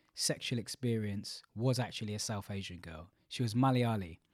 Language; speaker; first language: English; native; English